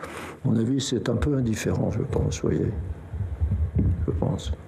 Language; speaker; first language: French; native; French